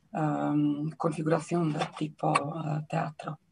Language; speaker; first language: Spanish; non-native, fluent; Czech